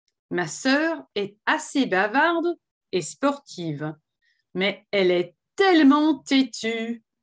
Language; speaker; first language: French; non-native, fluent; English